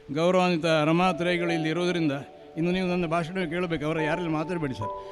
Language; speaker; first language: Kannada; non-native, local second language; Marathi